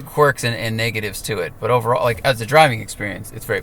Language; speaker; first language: English; native; English